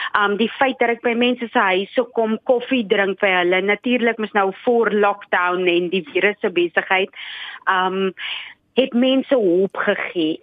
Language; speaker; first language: Afrikaans; native; Afrikaans